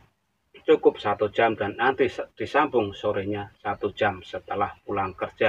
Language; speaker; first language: Indonesian; native; Indonesian